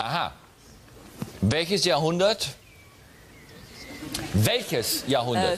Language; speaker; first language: German; native; German